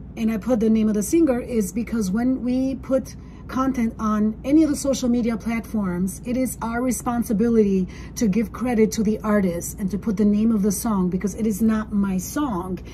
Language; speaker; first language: English; non-native, fluent; Albanian